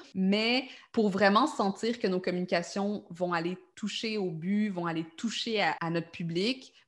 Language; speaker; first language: French; native; French